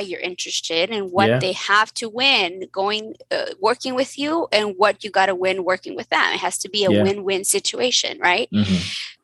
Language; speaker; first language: English; early bilingual, other home language; Spanish